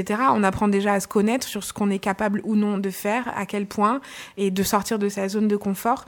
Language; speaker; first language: French; native; French